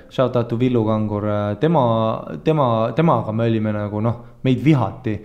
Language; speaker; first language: Estonian; early bilingual, heritage; Estonian